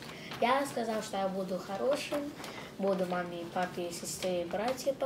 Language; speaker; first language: Russian; early bilingual, heritage; Russian